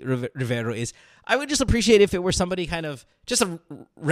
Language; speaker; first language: English; non-native, local second language; Filipino